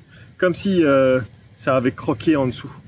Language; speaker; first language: French; native; French